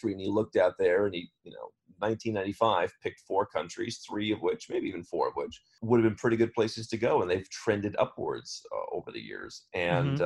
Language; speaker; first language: English; native; English